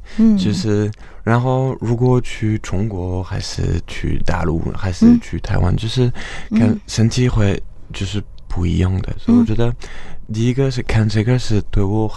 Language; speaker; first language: Chinese; non-native, fluent; French